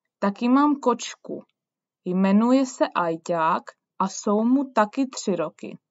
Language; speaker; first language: Czech; native; Czech